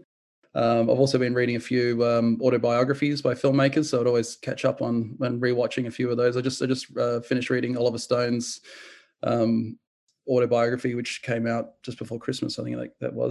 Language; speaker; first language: English; native; English